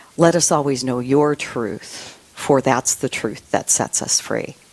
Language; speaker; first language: English; native; English